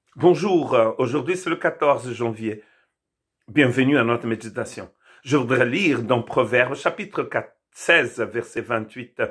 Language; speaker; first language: French; non-native, fluent; Portuguese